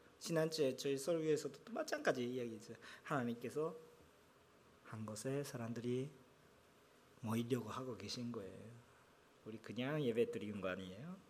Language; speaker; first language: Korean; non-native, fluent; Japanese